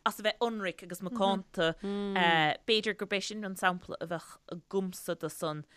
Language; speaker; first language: Irish; native; Irish